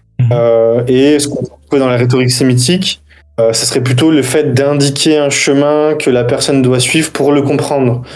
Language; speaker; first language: French; native; French